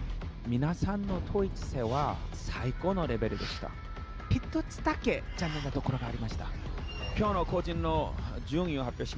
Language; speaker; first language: Japanese; non-native, learner; Korean